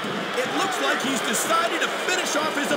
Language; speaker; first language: English; native; English